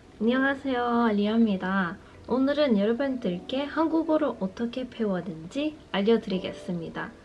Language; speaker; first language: Korean; non-native, fluent; English